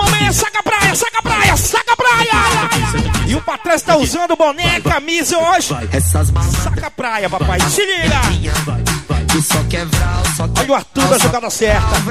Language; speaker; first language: Portuguese; native; Portuguese